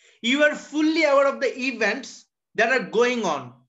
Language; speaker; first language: English; non-native, local second language; Bangla